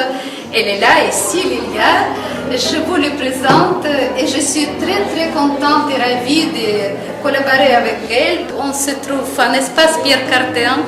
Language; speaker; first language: French; non-native, fluent; Russian